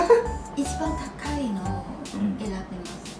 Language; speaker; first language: Japanese; non-native, learner; Chinese